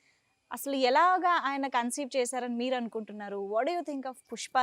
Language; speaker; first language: Telugu; native; Telugu